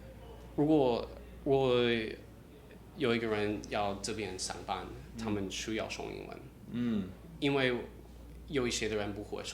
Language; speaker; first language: Chinese; non-native, learner; English